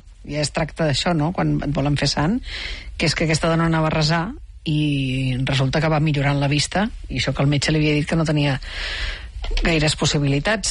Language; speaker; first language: Catalan; native; Catalan